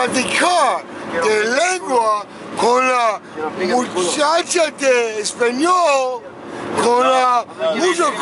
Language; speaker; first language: Spanish; non-native, learner; English